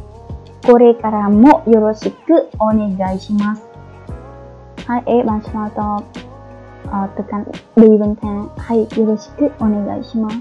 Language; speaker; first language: Japanese; non-native, fluent; Khmer